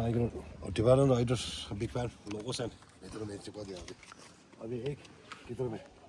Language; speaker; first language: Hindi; non-native, local second language; Tibetan